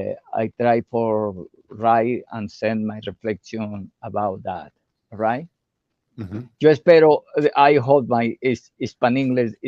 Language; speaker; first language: English; non-native, learner; Portuguese